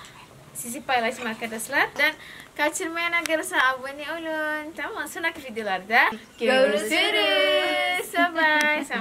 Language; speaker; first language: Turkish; non-native, learner; Indonesian